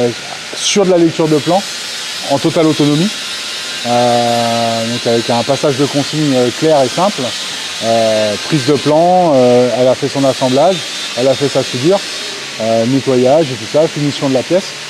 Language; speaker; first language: French; native; French